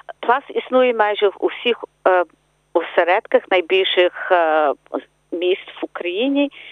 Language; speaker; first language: Ukrainian; early bilingual, heritage; Ukrainian